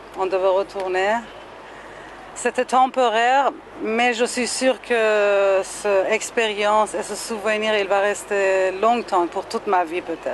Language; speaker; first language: French; non-native, learner; Persian